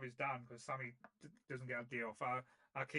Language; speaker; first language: English; native; English